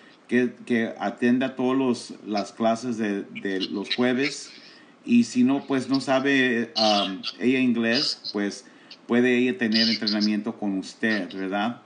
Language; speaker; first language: Spanish; early bilingual, heritage; Spanish